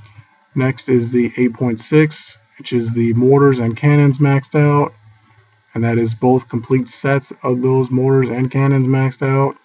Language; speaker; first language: English; native; English